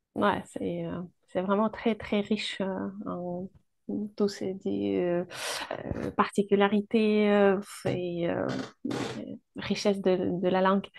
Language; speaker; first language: French; non-native, fluent; Ukrainian